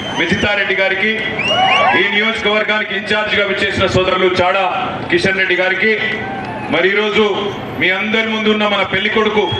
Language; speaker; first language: Telugu; native; Telugu